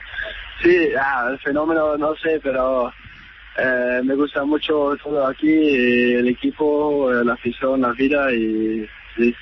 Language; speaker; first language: Spanish; non-native, learner; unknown